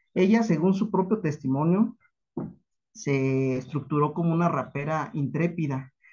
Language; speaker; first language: Spanish; native; Spanish